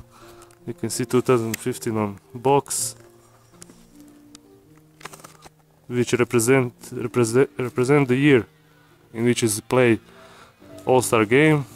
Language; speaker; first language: English; non-native, learner; Croatian